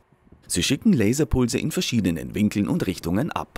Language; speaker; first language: German; native; German